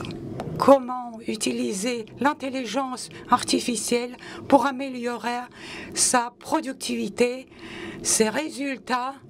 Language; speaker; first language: French; non-native, local second language; Latvian